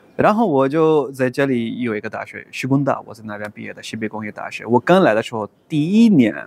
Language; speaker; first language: Chinese; non-native, fluent; Urdu